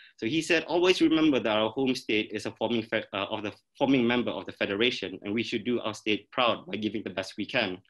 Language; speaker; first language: English; non-native, local second language; Malay